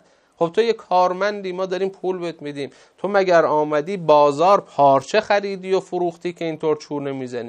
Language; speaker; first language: Persian; native; Persian